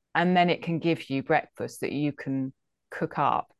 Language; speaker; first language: English; native; English